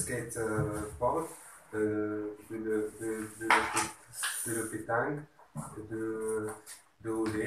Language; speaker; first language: French; non-native, learner; Arabic